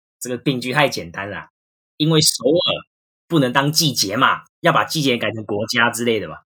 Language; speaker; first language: Chinese; native; Chinese